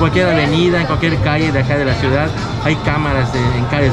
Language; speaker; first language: Spanish; native; Spanish